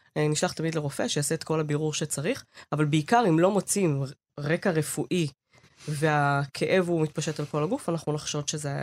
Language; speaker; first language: Hebrew; early bilingual, other home language; Amharic